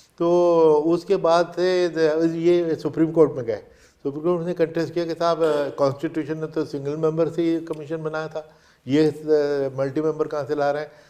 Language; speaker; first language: Hindi; native; Hindi